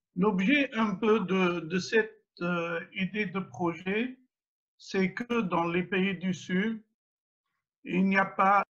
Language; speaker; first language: French; non-native, local second language; Arabic